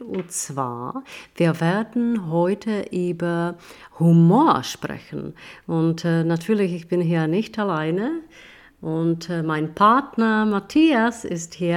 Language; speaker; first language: German; non-native, fluent; Czech